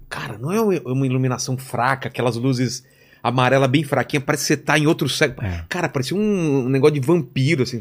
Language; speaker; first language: Portuguese; native; Portuguese